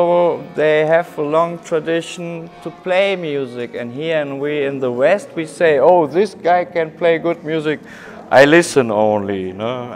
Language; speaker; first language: English; non-native, fluent; German